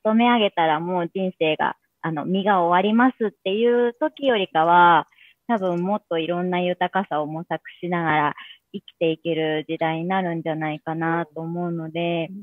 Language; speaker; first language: Japanese; native; Japanese